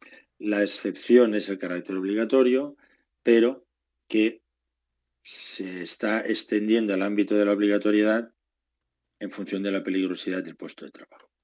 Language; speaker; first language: Spanish; native; Spanish